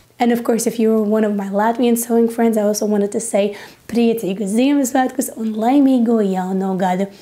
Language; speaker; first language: English; non-native, fluent; Russian